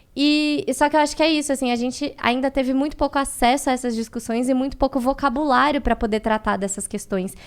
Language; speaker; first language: Portuguese; native; Portuguese